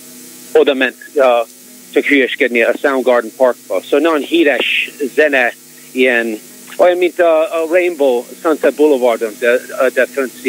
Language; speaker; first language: Hungarian; early bilingual, heritage; Hungarian